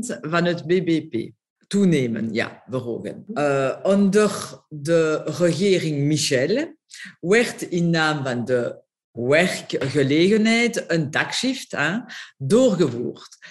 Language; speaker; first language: Dutch; non-native, local second language; French